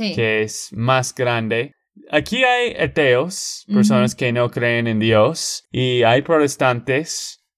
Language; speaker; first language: Spanish; non-native, fluent; English